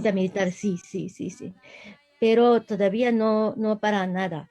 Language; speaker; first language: Spanish; non-native, learner; Japanese